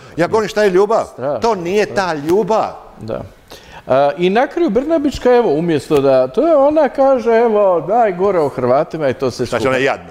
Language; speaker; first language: Croatian; native; Croatian